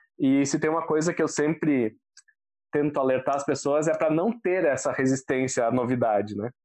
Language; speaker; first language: Portuguese; native; Portuguese